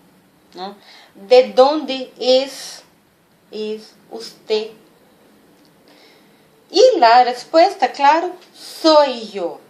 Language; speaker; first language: Spanish; non-native, fluent; Portuguese